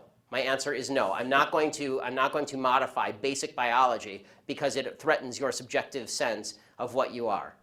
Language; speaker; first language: English; native; English